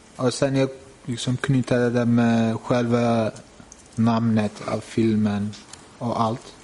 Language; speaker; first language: Swedish; non-native, fluent; Turkish